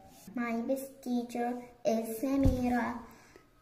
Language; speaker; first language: English; non-native, learner; Arabic